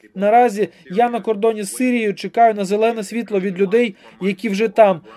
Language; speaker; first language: Ukrainian; non-native, fluent; Arabic